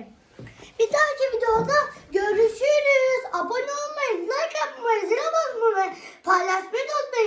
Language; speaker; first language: Turkish; native; Turkish